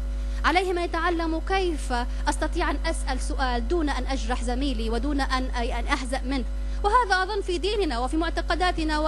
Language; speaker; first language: Arabic; native; Arabic